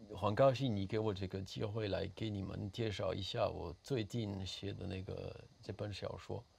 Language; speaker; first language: Chinese; non-native, fluent; French